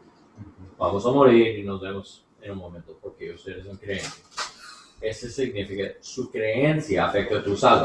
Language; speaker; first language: Spanish; non-native, learner; English